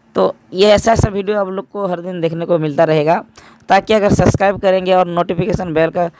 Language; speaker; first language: Hindi; non-native, local second language; Odia